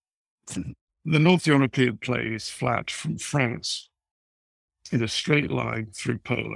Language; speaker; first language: English; native; English